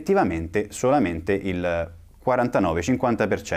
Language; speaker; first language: Italian; native; Italian